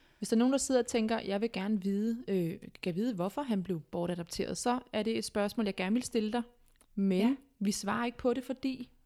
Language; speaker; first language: Danish; native; Danish